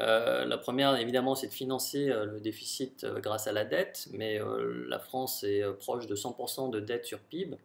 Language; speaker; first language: French; native; French